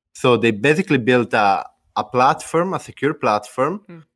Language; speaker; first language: English; non-native, fluent; Italian